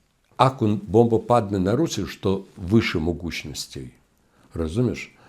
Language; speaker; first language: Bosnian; non-native, fluent; Russian